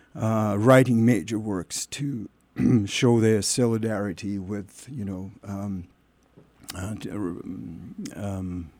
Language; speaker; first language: English; non-native, fluent; Russian